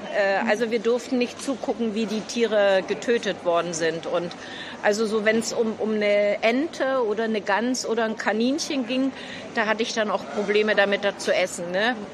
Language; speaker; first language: German; native; German